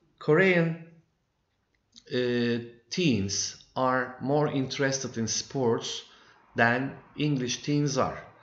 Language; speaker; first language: English; non-native, fluent; Turkish